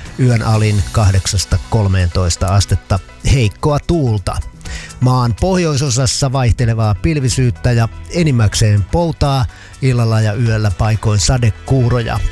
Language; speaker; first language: Finnish; native; Finnish